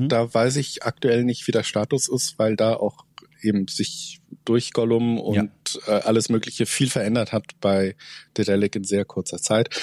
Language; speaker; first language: German; native; German